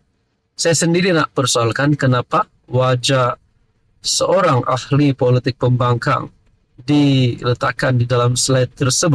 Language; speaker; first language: Malay; native; Malay